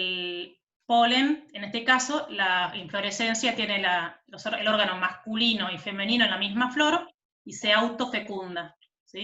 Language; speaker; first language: Spanish; native; Spanish